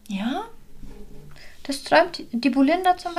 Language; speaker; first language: German; native; German